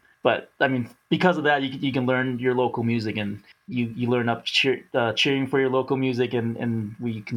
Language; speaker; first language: English; native; English